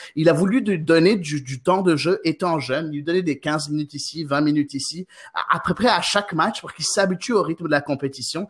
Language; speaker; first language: French; non-native, local second language; Arabic